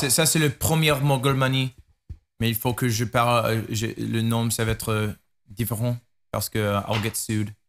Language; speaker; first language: French; non-native, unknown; English